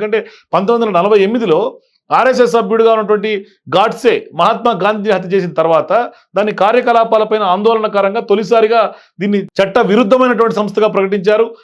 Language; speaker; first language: Telugu; native; Telugu